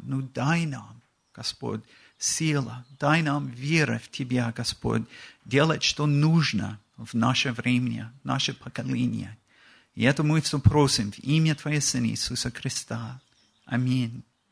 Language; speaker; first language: Russian; non-native, learner; English